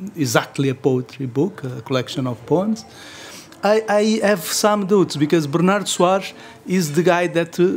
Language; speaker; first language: English; non-native, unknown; Portuguese